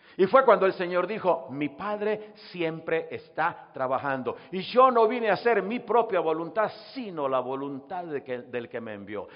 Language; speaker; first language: Spanish; native; Spanish